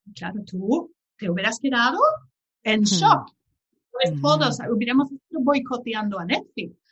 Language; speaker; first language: Spanish; non-native, fluent; Swedish